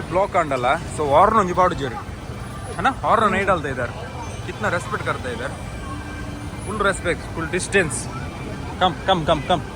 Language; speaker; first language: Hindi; non-native, local second language; Tulu